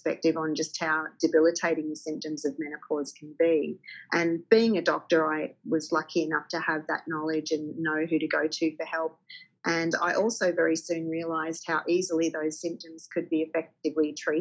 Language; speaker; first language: English; native; English